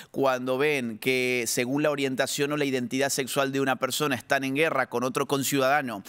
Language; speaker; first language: Spanish; native; Spanish